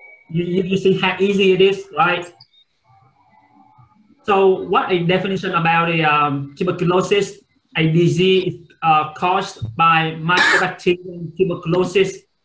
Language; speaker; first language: English; non-native, fluent; Vietnamese